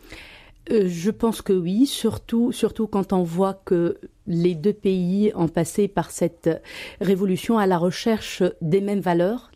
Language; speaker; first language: French; non-native, local second language; Arabic